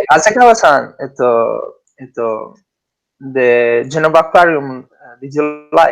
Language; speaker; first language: English; non-native, learner; Italian